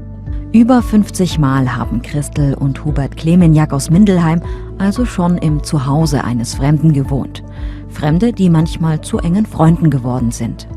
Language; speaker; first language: German; native; German